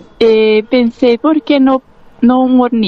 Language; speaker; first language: Spanish; non-native, learner; Portuguese